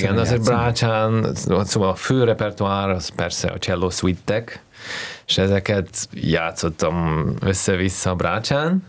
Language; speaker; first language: Hungarian; non-native, fluent; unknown